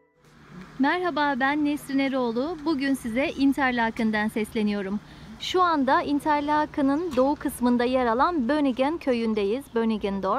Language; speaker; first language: Turkish; native; Turkish